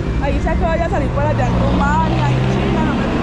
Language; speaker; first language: Spanish; native; Spanish